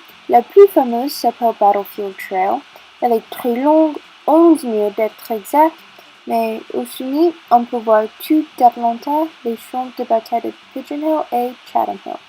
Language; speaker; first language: French; non-native, learner; English